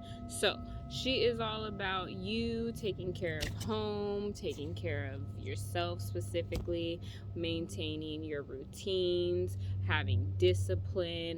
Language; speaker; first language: English; native; English